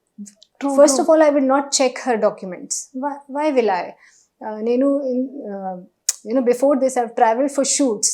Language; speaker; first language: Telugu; non-native, learner; Hindi